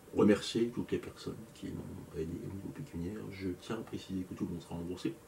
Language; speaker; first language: French; native; French